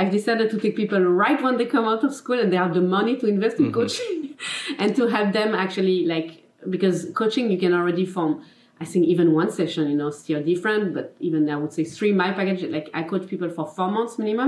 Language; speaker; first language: English; non-native, fluent; French